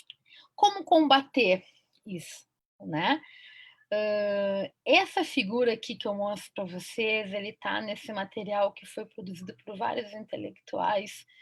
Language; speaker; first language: Portuguese; native; Portuguese